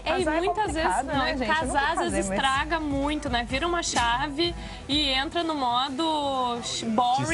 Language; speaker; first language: Portuguese; native; Portuguese